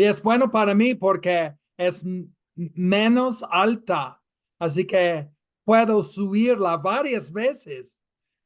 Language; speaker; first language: Spanish; non-native, fluent; English